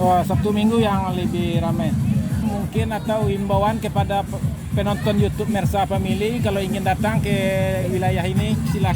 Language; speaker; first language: Indonesian; non-native, local second language; Minangkabau